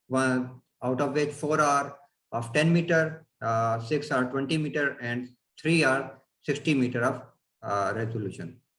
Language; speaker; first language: English; non-native, fluent; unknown